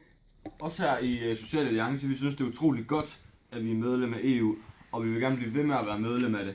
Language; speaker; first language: Danish; native; Danish